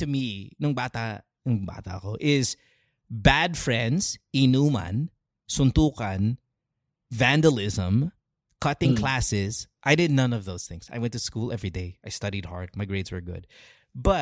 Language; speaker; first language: English; non-native, local second language; Filipino